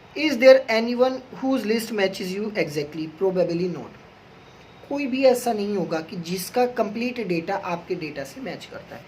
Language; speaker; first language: Hindi; native; Hindi